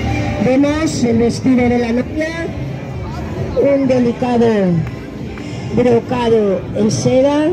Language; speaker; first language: Spanish; native; Spanish